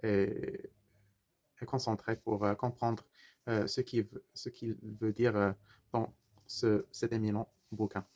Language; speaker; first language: French; non-native, fluent; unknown